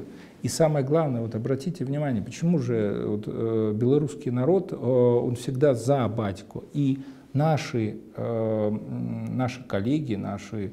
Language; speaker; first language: Russian; native; Russian